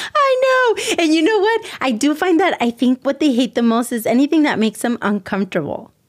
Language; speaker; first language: English; early bilingual, other home language; Spanish